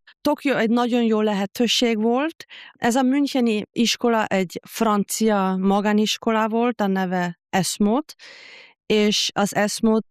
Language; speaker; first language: Hungarian; non-native, learner; German